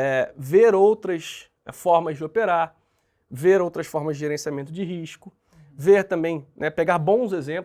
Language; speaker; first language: Portuguese; native; Portuguese